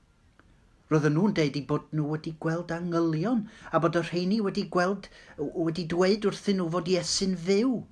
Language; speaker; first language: Welsh; native; Welsh